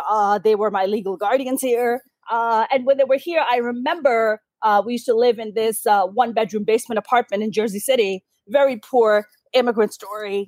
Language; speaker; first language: English; early bilingual, other home language; Urdu